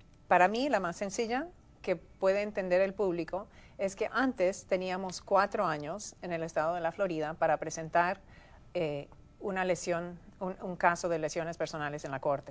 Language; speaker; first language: Spanish; native; Spanish